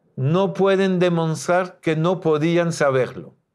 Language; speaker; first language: Spanish; non-native, fluent; French